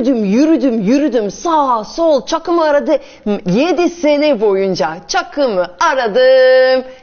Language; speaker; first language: Turkish; non-native, fluent; French